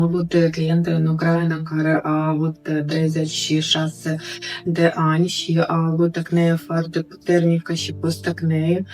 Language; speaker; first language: Romanian; non-native, learner; Ukrainian